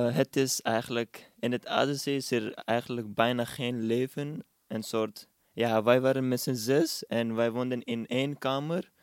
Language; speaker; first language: Dutch; non-native, fluent; Urdu